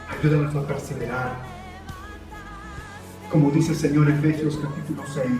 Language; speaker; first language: Spanish; native; Spanish